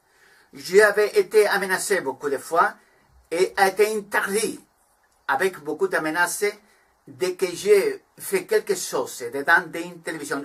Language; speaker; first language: French; non-native, learner; Spanish